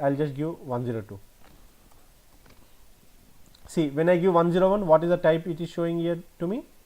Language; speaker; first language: English; non-native, local second language; Telugu